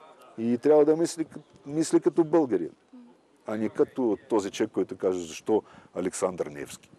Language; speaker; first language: Bulgarian; non-native, fluent; Russian